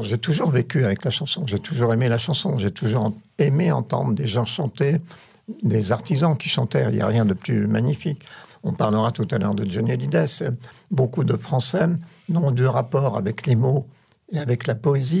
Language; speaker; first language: French; native; French